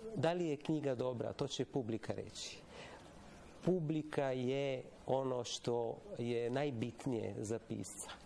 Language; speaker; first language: Serbian; non-native, fluent; Italian